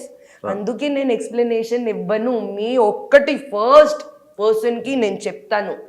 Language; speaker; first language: Telugu; non-native, local second language; Hindi